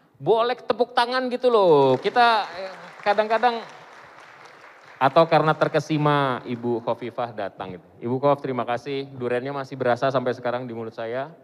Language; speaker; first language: Indonesian; native; Indonesian